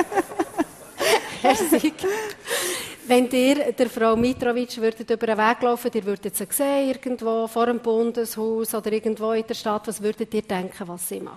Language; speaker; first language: German; native; German